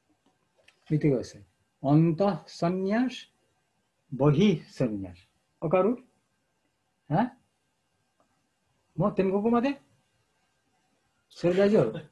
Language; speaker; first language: Japanese; non-native, fluent; Bangla